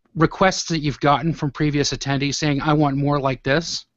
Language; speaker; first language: English; native; English